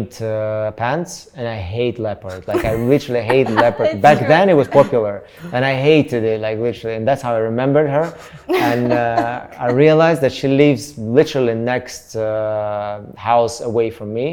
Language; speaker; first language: English; non-native, fluent; Russian